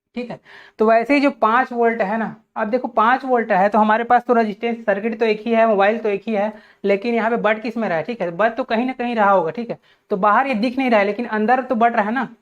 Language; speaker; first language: Hindi; native; Hindi